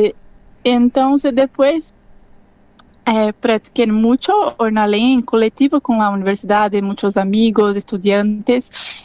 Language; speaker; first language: Spanish; non-native, learner; Portuguese